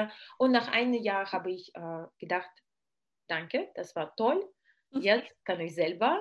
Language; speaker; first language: German; non-native, learner; Russian